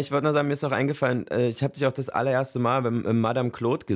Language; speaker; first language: German; native; German